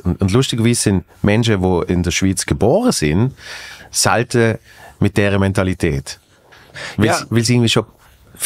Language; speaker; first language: German; native; German